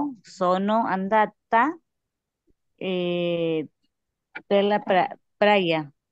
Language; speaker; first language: Italian; non-native, learner; Spanish